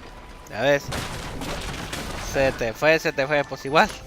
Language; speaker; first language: Spanish; native; Spanish